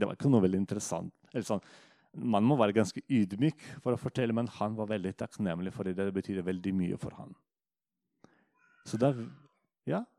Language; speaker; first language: Norwegian; non-native, fluent; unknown